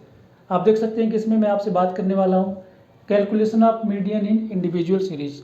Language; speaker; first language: Hindi; native; Hindi